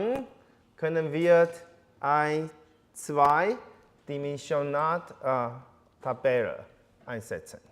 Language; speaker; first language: German; non-native, learner; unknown